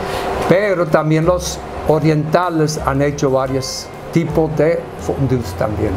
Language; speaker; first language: Spanish; non-native, fluent; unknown